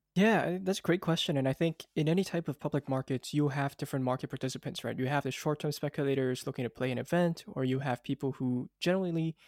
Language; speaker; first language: English; non-native, local second language; Cantonese